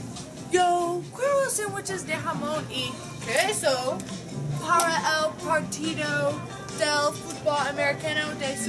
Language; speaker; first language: Spanish; non-native, learner; English